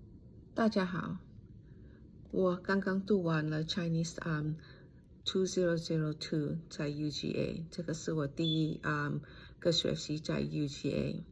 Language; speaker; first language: Chinese; non-native, fluent; English